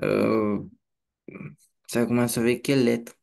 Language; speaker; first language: French; non-native, learner; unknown